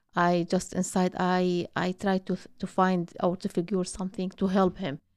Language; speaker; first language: English; non-native, learner; Arabic